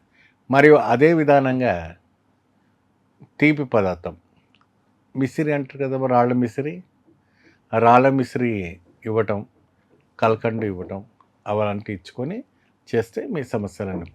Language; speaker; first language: Telugu; non-native, fluent; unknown